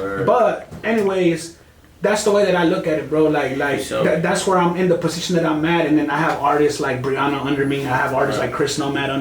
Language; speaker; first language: English; native; English